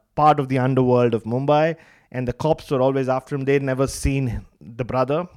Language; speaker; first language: English; non-native, local second language; Tamil